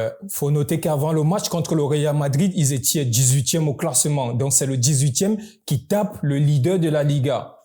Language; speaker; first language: French; native; French